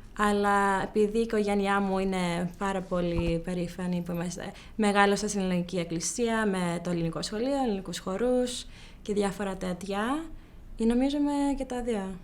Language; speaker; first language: Greek; early bilingual, heritage; Greek